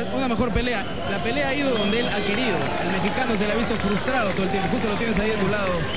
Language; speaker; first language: Spanish; native; Spanish